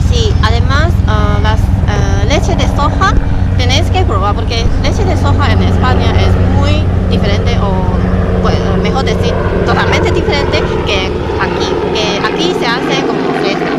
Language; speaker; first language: Spanish; non-native, learner; Chinese